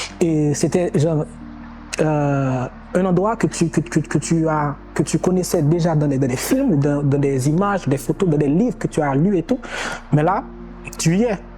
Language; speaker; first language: French; non-native, local second language; Haitian Creole